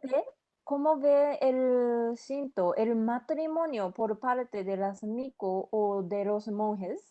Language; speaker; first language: Spanish; non-native, fluent; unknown